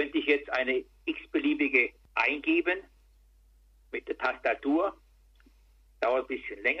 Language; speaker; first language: German; native; German